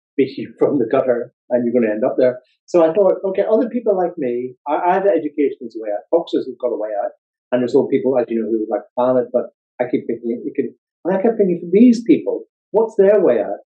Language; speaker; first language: English; native; English